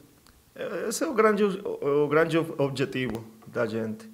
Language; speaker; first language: Portuguese; non-native, fluent; Spanish